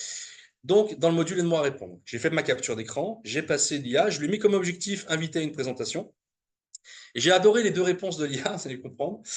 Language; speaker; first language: French; native; French